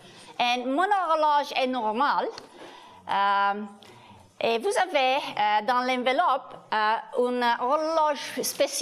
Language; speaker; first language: French; non-native, learner; Italian